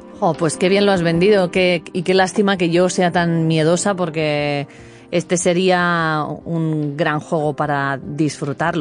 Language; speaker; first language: Spanish; non-native, local second language; Catalan